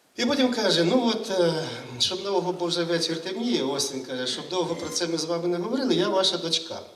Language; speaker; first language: Ukrainian; native; Ukrainian